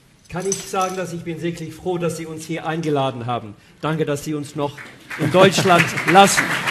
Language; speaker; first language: German; non-native, learner; English